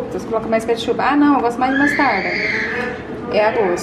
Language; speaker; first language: Portuguese; native; Portuguese